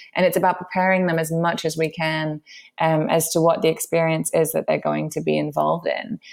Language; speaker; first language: English; native; English